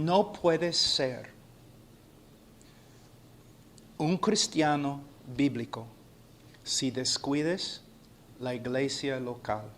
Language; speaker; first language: Spanish; non-native, fluent; English